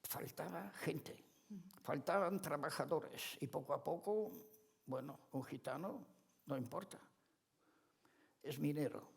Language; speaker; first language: Spanish; non-native, fluent; Ladino